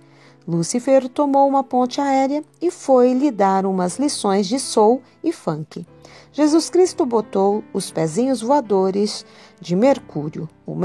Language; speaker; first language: Portuguese; native; Portuguese